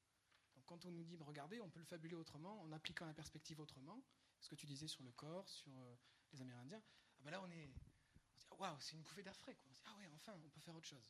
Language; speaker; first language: French; native; French